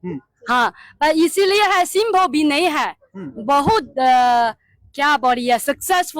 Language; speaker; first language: Hindi; non-native, learner; Chinese